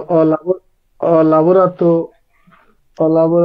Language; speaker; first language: Italian; non-native, learner; Bangla